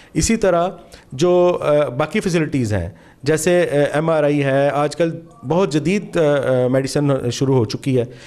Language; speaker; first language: Urdu; non-native, local second language; Punjabi